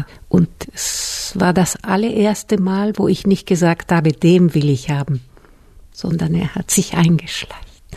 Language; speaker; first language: German; non-native, fluent; Spanish